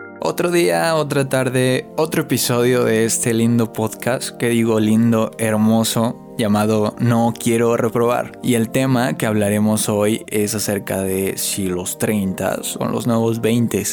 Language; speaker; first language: Spanish; native; Spanish